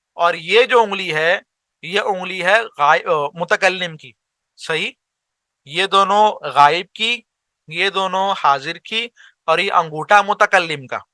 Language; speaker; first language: Urdu; native; Urdu